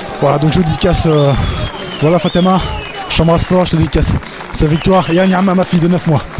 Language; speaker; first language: French; early bilingual, other home language; Arabic